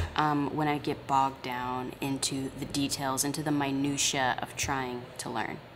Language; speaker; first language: English; native; English